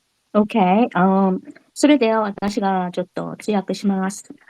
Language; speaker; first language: Japanese; non-native, fluent; Korean